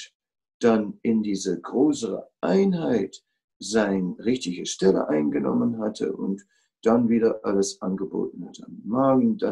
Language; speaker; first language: German; non-native, fluent; Dutch